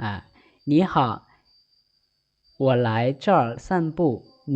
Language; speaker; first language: Chinese; non-native, fluent; Lao